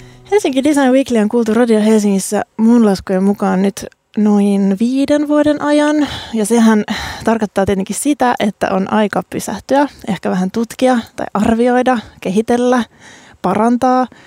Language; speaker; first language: Finnish; native; Finnish